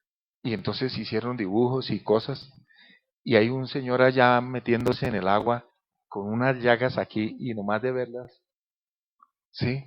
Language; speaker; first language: Spanish; native; Spanish